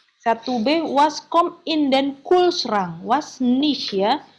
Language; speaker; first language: German; non-native, fluent; Indonesian